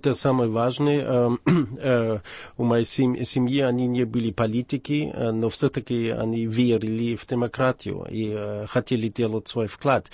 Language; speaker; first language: Russian; non-native, fluent; German